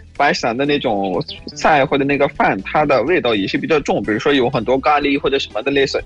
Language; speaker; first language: Chinese; non-native, fluent; Urdu